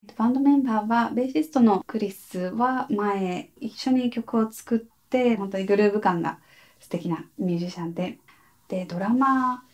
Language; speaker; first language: Japanese; native; Japanese